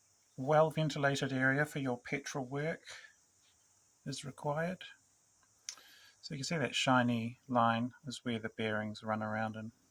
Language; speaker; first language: English; native; English